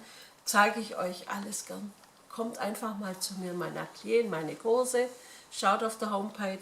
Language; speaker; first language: German; native; German